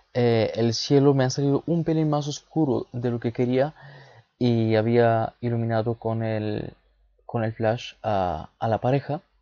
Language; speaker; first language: Spanish; early bilingual, other home language; Bulgarian